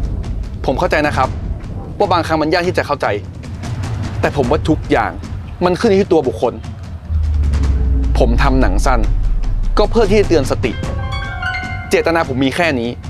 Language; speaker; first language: Thai; native; Thai